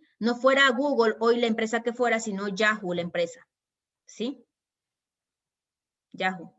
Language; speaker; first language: Spanish; native; Spanish